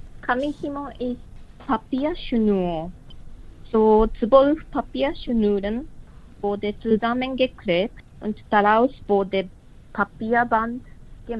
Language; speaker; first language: German; non-native, learner; Japanese